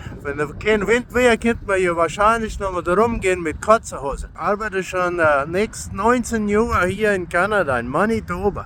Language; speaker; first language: German; early bilingual, heritage; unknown